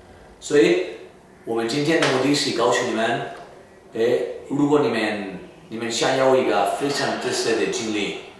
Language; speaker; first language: Chinese; non-native, fluent; Spanish